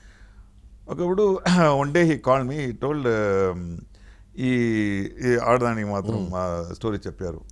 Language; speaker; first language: Telugu; non-native, learner; Tamil